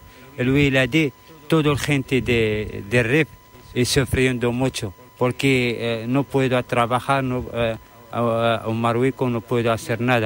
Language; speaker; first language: Spanish; non-native, learner; Arabic